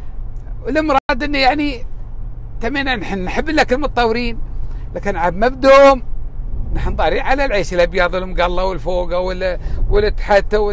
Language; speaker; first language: Arabic; native; Arabic